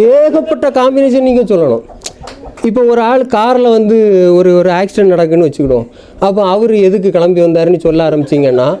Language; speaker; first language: Tamil; native; Tamil